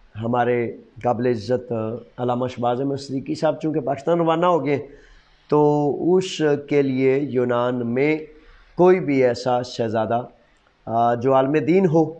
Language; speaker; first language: Urdu; non-native, local second language; Punjabi